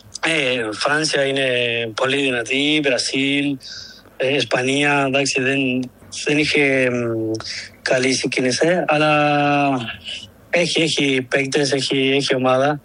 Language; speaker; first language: Greek; non-native, learner; Spanish